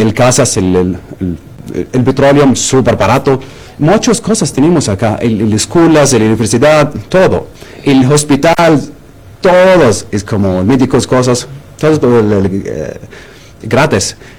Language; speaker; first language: Spanish; non-native, learner; Arabic